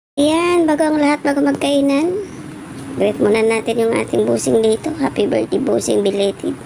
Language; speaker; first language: Filipino; native; Filipino